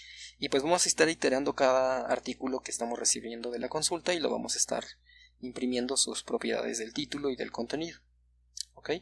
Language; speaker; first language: Spanish; native; Spanish